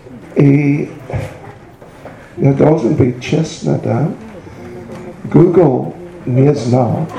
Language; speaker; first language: Russian; non-native, learner; English